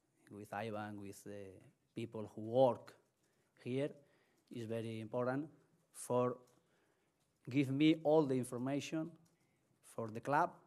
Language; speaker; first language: English; non-native, learner; Spanish